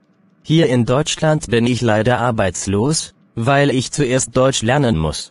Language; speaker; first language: German; non-native, learner; Persian